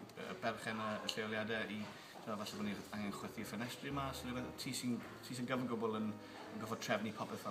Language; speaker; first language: Welsh; native; Welsh